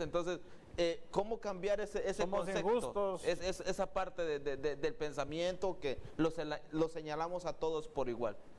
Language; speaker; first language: Spanish; native; Spanish